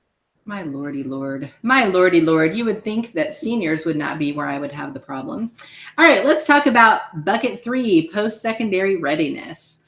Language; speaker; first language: English; native; English